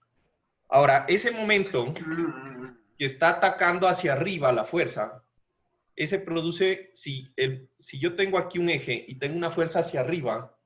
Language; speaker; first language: Spanish; native; Spanish